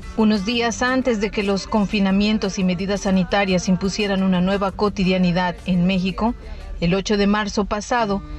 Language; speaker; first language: Spanish; native; Spanish